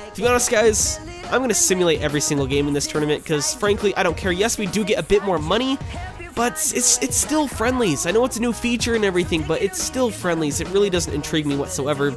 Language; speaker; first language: English; native; English